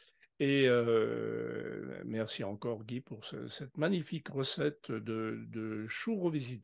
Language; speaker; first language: French; native; French